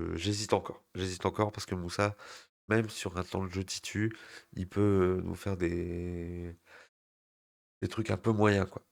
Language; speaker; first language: French; native; French